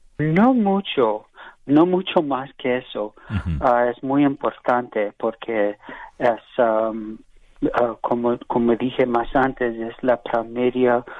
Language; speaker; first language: Spanish; early bilingual, heritage; English